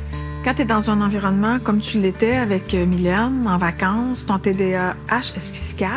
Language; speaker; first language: French; native; French